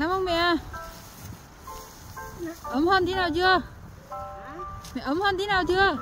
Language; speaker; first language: Korean; non-native, learner; Vietnamese